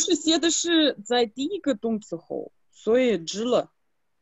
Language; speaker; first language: Chinese; non-native, fluent; Russian